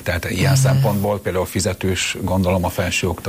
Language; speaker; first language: Hungarian; native; Hungarian